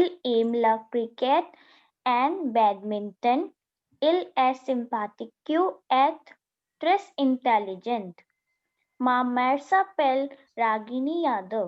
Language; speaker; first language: French; non-native, learner; Hindi